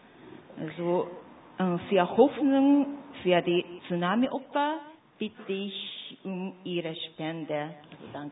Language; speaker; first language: German; non-native, fluent; Japanese